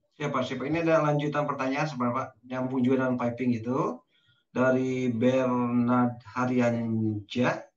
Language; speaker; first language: Indonesian; native; Indonesian